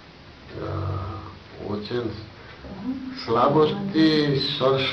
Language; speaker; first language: Russian; non-native, learner; Bangla